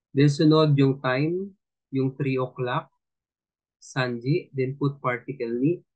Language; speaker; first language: English; non-native, local second language; Filipino